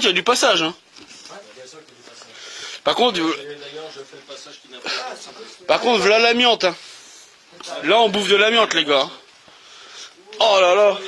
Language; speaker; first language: French; native; French